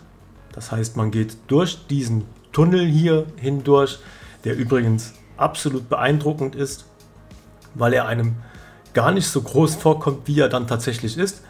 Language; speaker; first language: German; native; German